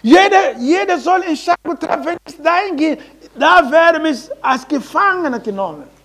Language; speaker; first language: German; non-native, learner; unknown